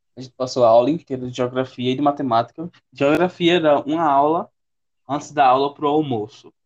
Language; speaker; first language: Portuguese; native; Portuguese